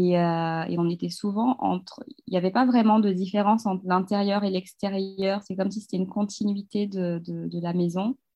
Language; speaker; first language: French; non-native, local second language; Fula